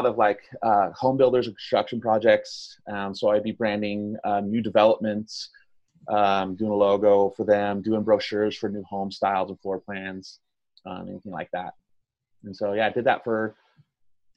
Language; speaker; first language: English; native; English